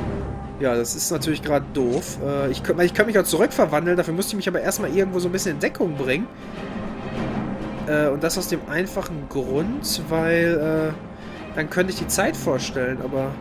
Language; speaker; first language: German; native; German